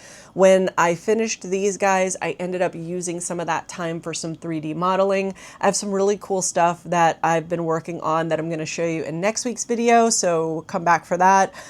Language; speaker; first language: English; native; English